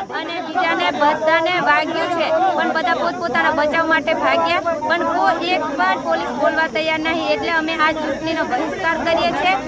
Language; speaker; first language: Gujarati; non-native, local second language; Rathawi